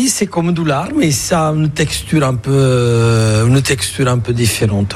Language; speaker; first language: French; non-native, fluent; Italian